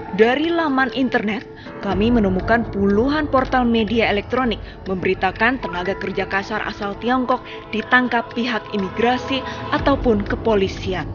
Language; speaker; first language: Indonesian; native; Indonesian